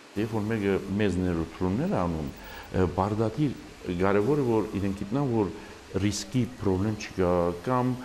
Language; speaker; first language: Armenian; early bilingual, heritage; Armenian